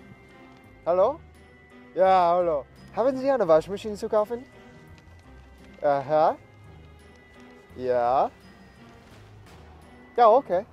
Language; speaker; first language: German; non-native, learner; English